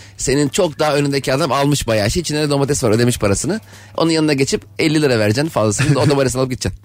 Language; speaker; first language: Turkish; native; Turkish